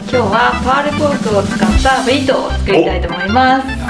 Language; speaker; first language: Japanese; native; Japanese